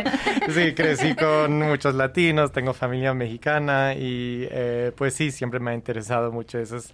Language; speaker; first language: Spanish; non-native, fluent; English